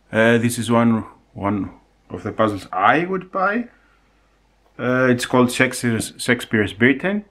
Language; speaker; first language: English; non-native, fluent; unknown